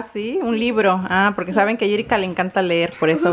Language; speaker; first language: Spanish; native; Spanish